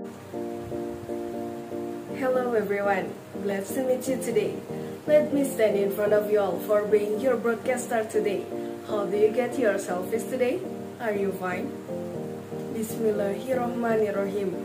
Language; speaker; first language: English; non-native, learner; Indonesian